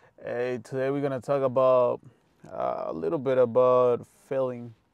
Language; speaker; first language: English; non-native, fluent; Spanish